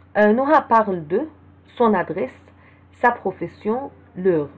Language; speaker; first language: French; non-native, fluent; Arabic